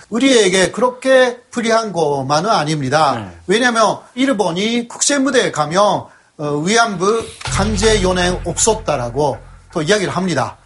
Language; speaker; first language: Korean; non-native, fluent; Japanese